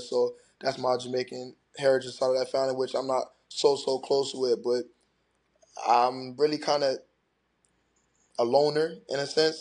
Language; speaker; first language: English; native; English